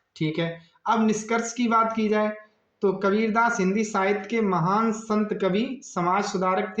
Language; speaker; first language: Hindi; native; Hindi